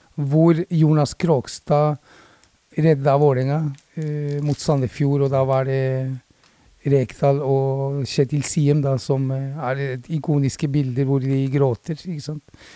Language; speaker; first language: Norwegian; early bilingual, other home language; Spanish